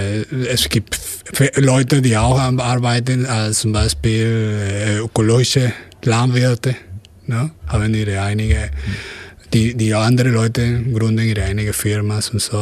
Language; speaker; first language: German; non-native, fluent; Spanish